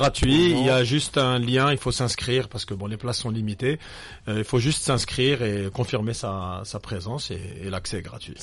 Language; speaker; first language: French; non-native, local second language; Arabic